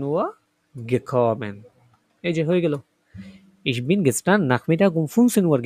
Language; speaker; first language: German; non-native, fluent; Bangla